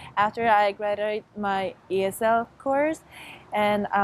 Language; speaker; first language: English; non-native, fluent; Mongolian